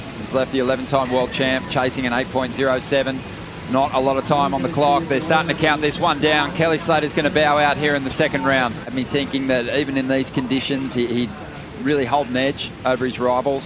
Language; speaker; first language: English; native; English